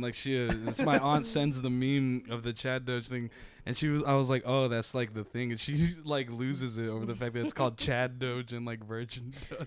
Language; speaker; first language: English; early bilingual, other home language; Spanish